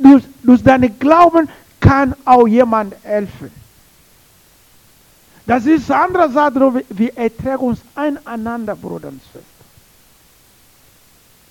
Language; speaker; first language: German; non-native, learner; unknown